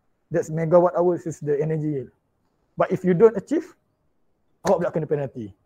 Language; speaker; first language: English; non-native, local second language; Malay